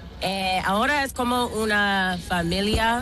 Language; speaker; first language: Spanish; non-native, learner; English